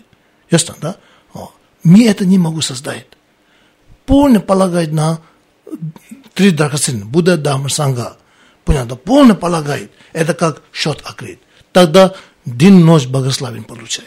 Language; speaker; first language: Russian; non-native, learner; Tibetan